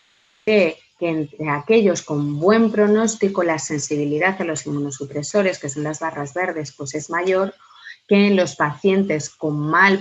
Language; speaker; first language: Spanish; native; Spanish